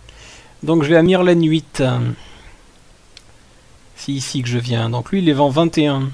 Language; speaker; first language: French; native; French